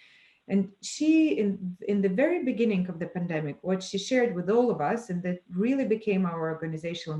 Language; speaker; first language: English; non-native, fluent; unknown